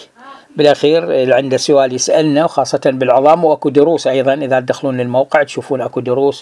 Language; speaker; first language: Arabic; native; Arabic